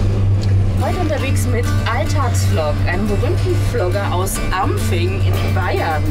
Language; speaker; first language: German; native; German